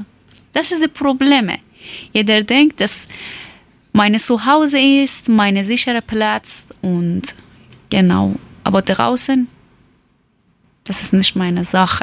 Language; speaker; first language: German; non-native, learner; Persian